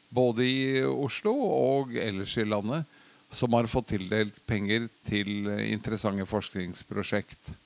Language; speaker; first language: Norwegian; early bilingual, other home language; Latvian